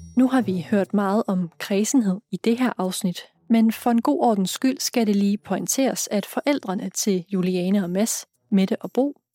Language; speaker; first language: Danish; native; Danish